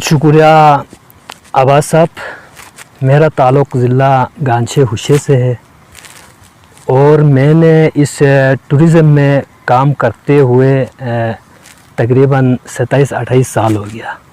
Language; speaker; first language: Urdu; non-native, local second language; Balti